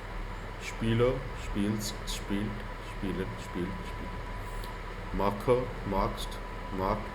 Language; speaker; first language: German; non-native, fluent; Hindi